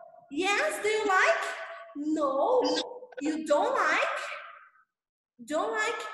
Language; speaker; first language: English; non-native, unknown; Portuguese